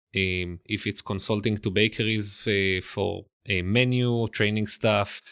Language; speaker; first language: English; non-native, fluent; Hebrew